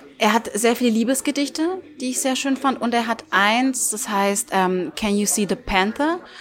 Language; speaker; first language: German; early bilingual, other home language; Turkish